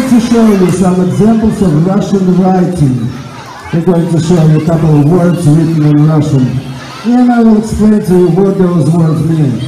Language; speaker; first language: English; non-native, fluent; Russian